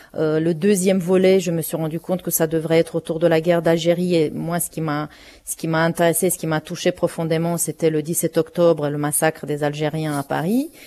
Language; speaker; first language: French; non-native, fluent; Romanian